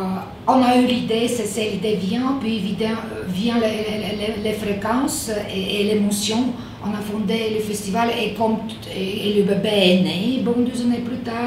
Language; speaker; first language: French; non-native, fluent; Bulgarian